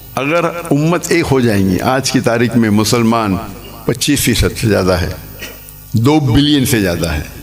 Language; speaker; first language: Urdu; non-native, local second language; English